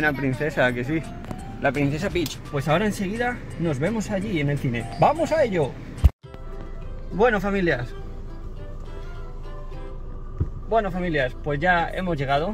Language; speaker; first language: Spanish; native; Spanish